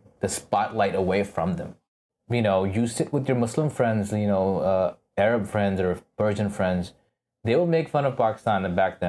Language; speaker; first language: English; non-native, local second language; Urdu